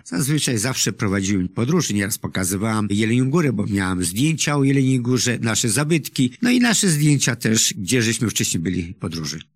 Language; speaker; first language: Polish; native; Polish